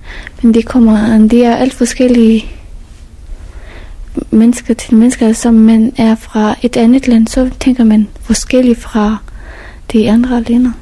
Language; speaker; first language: Danish; non-native, fluent; Persian